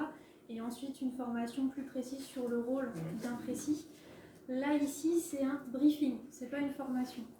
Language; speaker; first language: French; native; French